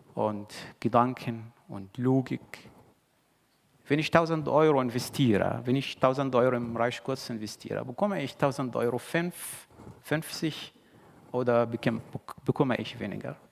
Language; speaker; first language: German; non-native, fluent; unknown